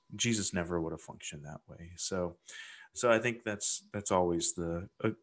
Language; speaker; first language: English; native; English